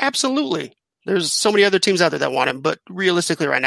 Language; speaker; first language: English; native; English